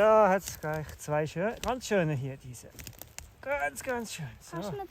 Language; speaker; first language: German; native; German